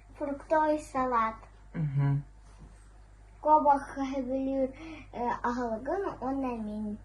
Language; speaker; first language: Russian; non-native, local second language; Yakut